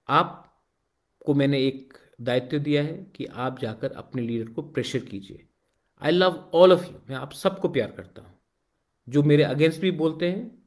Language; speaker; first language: Hindi; non-native, local second language; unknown